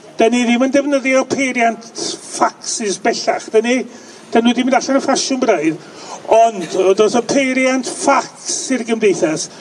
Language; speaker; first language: Welsh; native; Welsh